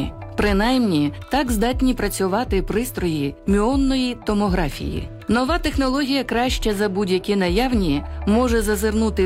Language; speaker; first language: Ukrainian; native; Ukrainian